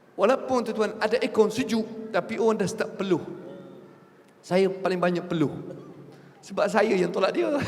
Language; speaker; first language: Malay; non-native, fluent; Arabic